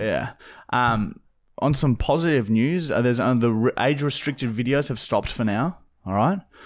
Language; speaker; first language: English; early bilingual, other home language; German